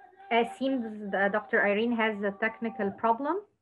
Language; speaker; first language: English; non-native, fluent; Arabic